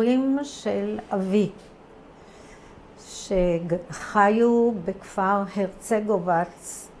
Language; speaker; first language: Hebrew; early bilingual, other home language; Croatian